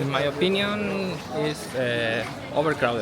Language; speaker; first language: English; non-native, fluent; Spanish